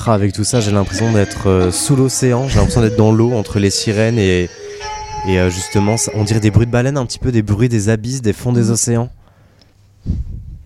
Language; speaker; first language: French; native; French